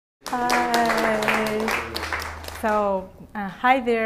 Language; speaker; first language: English; non-native, learner; Japanese